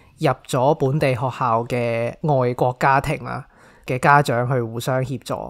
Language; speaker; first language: Cantonese; native; Cantonese